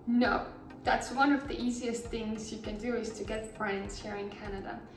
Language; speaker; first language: English; non-native, fluent; Estonian